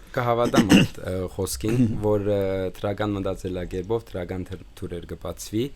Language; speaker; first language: Armenian; early bilingual, heritage; Armenian